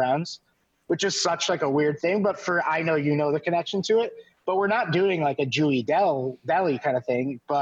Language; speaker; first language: English; native; English